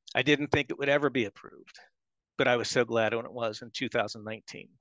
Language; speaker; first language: English; native; English